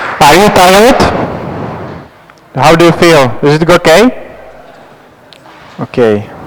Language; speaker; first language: English; non-native, fluent; Czech